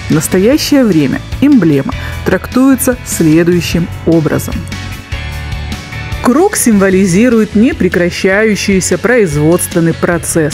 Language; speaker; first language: Russian; native; Russian